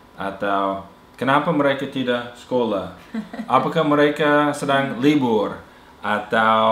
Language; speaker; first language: Indonesian; non-native, fluent; English